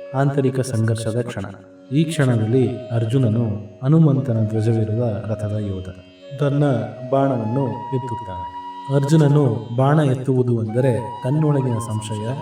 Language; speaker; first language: Kannada; native; Kannada